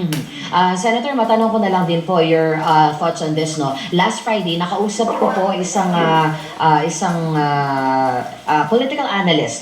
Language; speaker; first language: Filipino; native; Filipino